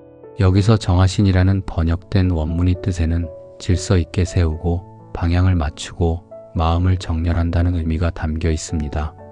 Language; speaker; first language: Korean; native; Korean